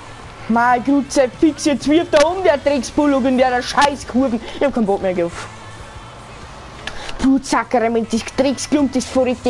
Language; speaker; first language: German; native; German